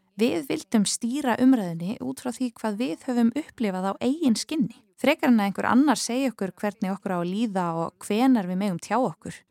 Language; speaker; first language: Icelandic; non-native, fluent; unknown